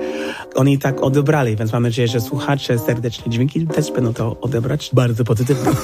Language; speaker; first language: Polish; non-native, fluent; English